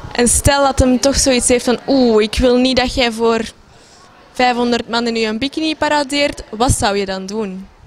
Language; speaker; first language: Dutch; native; Dutch